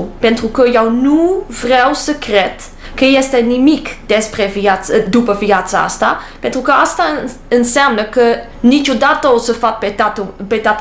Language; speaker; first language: Romanian; non-native, learner; English